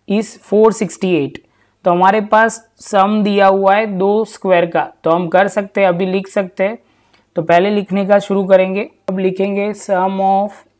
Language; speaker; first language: Hindi; non-native, local second language; Gujarati